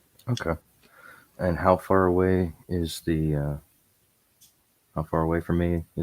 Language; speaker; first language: English; native; English